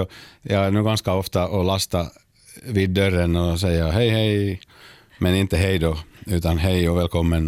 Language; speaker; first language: Swedish; non-native, local second language; Finnish